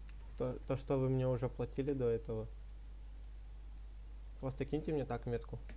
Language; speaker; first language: Russian; native; Russian